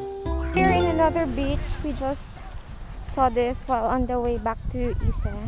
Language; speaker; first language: English; non-native, local second language; Filipino